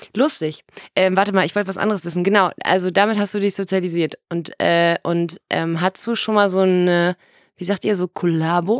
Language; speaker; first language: German; native; German